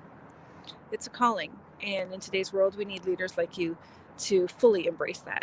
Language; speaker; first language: English; native; English